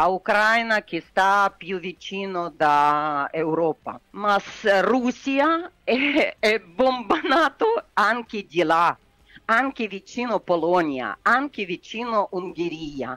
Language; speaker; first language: Italian; non-native, learner; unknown